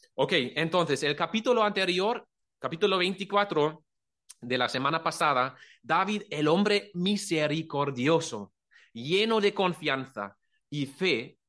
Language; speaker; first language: Spanish; non-native, fluent; German